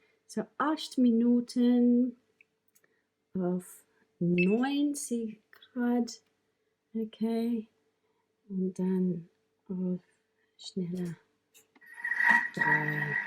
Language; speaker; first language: German; non-native, fluent; English